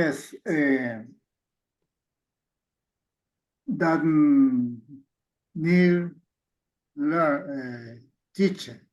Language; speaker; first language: English; non-native, learner; Spanish